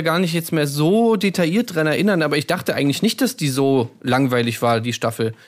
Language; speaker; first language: German; native; German